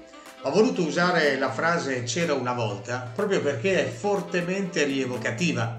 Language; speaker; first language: Italian; native; Italian